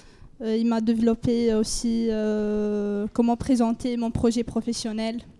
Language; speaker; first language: French; non-native, learner; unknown